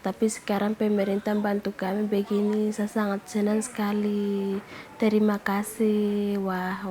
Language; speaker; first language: Indonesian; non-native, local second language; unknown